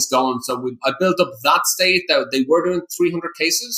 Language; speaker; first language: English; native; English